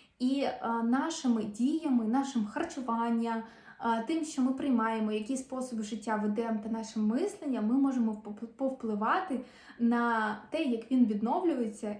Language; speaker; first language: Ukrainian; non-native, local second language; Russian